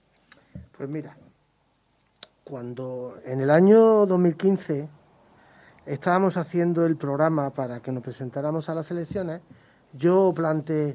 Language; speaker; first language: Spanish; native; Spanish